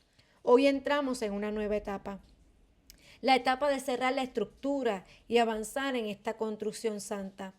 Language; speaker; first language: Spanish; native; Spanish